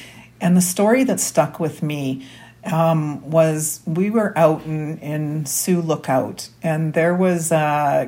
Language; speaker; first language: English; native; English